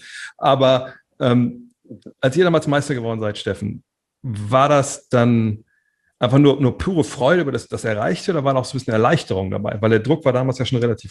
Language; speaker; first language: German; native; German